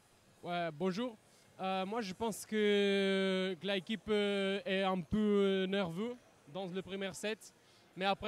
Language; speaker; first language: French; non-native, learner; Portuguese